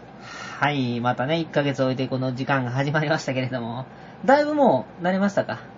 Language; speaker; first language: Japanese; native; Japanese